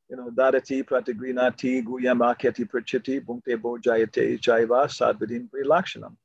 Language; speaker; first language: Spanish; non-native, fluent; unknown